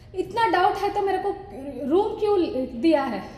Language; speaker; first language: Hindi; non-native, local second language; Telugu